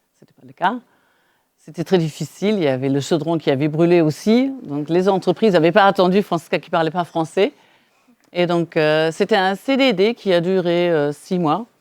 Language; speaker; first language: French; non-native, fluent; German